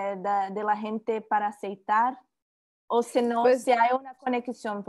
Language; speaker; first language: Spanish; non-native, learner; Portuguese